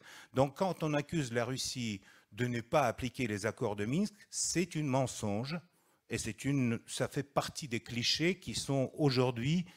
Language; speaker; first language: French; non-native, fluent; Russian